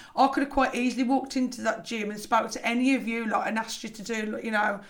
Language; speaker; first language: English; native; English